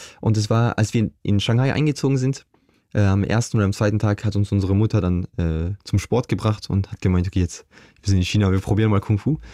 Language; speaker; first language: German; early bilingual, other home language; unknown